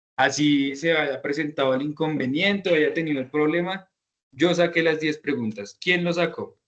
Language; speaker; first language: Spanish; native; Spanish